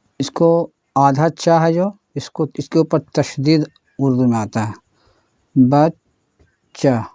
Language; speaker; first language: Hindi; native; Hindi